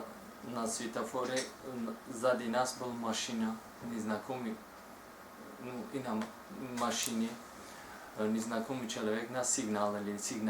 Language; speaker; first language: Russian; non-native, learner; Tajik